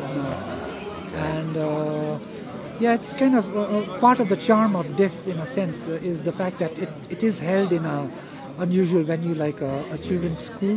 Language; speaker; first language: English; non-native, local second language; Tibetan